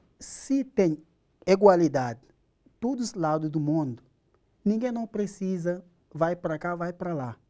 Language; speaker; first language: Portuguese; non-native, learner; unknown